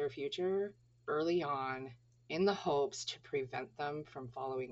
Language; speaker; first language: English; native; English